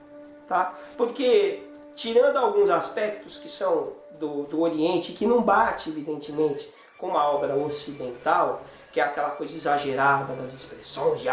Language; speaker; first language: Portuguese; native; Portuguese